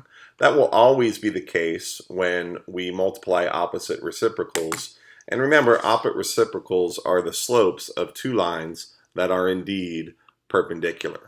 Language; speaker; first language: English; native; English